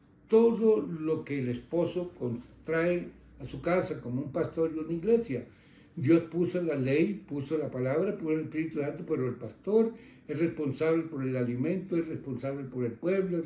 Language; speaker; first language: Spanish; native; Spanish